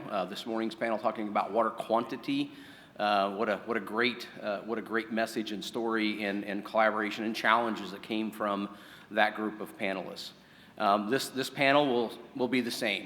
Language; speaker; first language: English; native; English